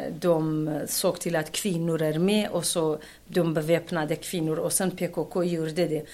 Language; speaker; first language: Swedish; non-native, fluent; Kurdish